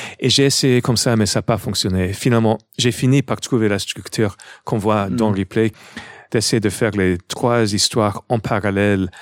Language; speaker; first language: French; non-native, fluent; English